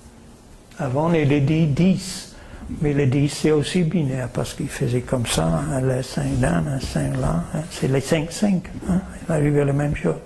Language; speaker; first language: French; non-native, learner; English